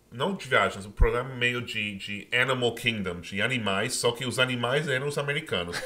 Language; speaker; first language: Portuguese; non-native, fluent; English